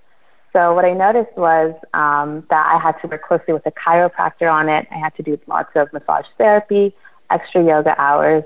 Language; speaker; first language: English; native; English